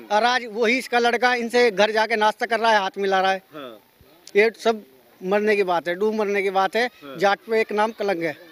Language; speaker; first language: Hindi; native; Hindi